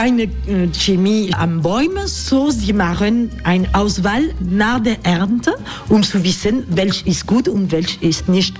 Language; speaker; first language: German; non-native, learner; French